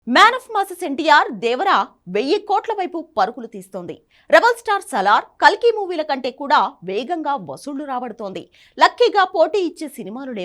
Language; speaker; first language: Telugu; native; Telugu